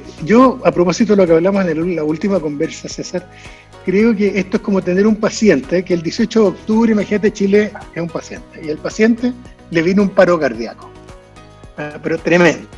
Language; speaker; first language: Spanish; native; Spanish